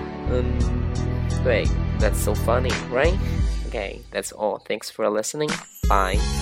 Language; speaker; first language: English; non-native, fluent; Chinese